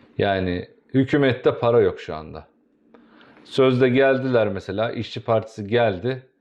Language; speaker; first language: Turkish; native; Turkish